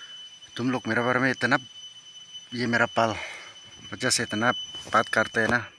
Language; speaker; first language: Hindi; non-native, local second language; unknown